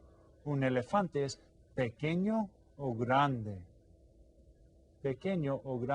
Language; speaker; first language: Spanish; non-native, fluent; English